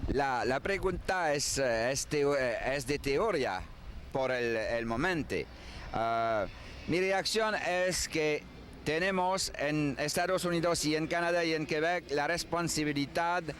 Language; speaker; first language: Spanish; non-native, learner; French